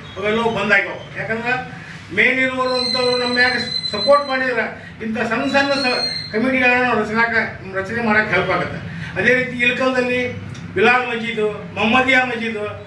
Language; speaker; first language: Kannada; non-native, local second language; Urdu